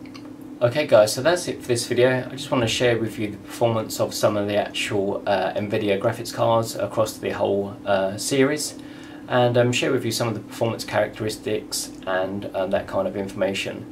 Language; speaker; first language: English; native; English